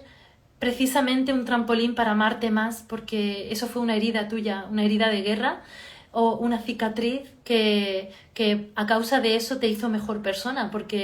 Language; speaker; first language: Spanish; native; Spanish